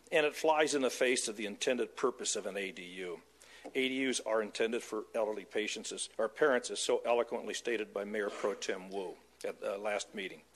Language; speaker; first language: English; native; English